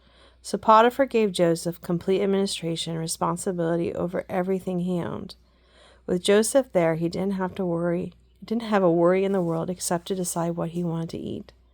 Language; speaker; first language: English; native; English